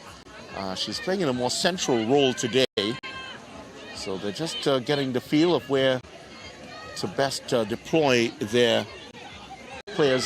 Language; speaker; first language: English; native; English